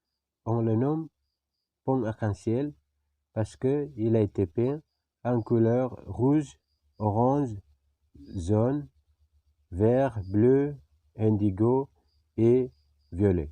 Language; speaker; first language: French; non-native, fluent; Indonesian